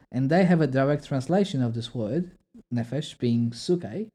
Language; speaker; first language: English; non-native, fluent; Polish